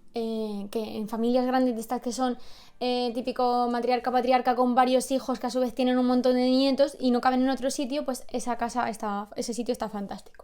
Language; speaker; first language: Spanish; native; Spanish